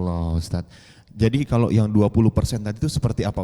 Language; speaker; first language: Indonesian; native; Indonesian